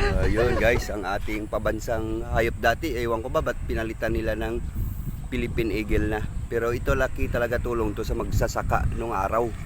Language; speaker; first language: Filipino; non-native, local second language; Cebuano